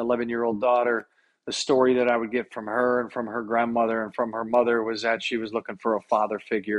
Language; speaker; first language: English; native; English